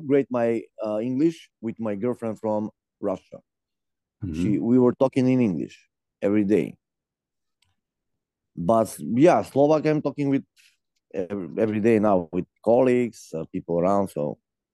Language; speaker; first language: English; non-native, fluent; Macedonian